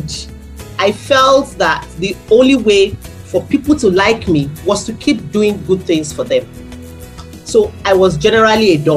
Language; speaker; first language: English; non-native, local second language; Yoruba